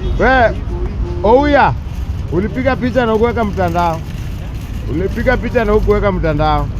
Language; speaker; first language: Swahili; native; Swahili